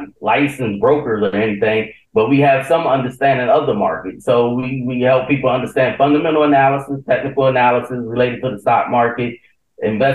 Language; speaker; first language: English; native; English